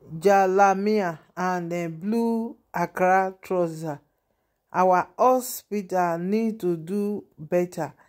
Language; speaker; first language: Nigerian Pidgin; non-native, local second language; Yoruba